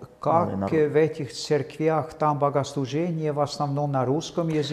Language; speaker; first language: Russian; non-native, fluent; Swedish